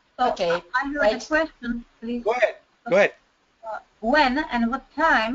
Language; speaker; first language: English; non-native, learner; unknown